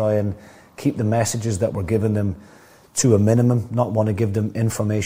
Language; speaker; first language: English; native; English